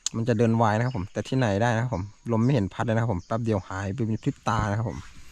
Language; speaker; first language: Thai; non-native, local second language; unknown